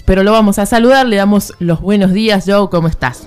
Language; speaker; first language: Spanish; native; Spanish